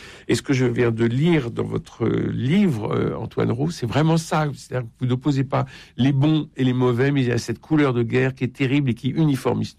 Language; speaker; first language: French; native; French